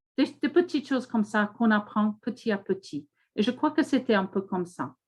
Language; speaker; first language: French; non-native, fluent; English